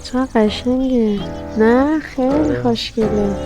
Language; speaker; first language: Persian; native; Persian